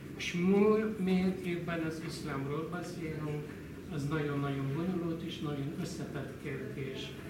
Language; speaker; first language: Hungarian; non-native, fluent; Arabic